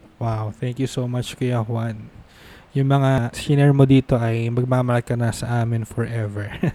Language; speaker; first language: Filipino; native; Filipino